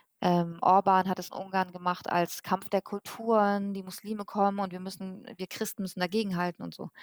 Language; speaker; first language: German; early bilingual, other home language; Persian